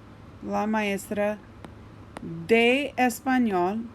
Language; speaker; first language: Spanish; non-native, fluent; English